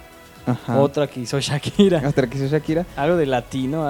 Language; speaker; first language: Spanish; native; Spanish